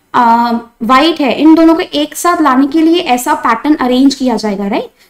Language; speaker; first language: Hindi; non-native, local second language; Marathi